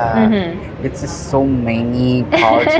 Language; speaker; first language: English; non-native, learner; Indonesian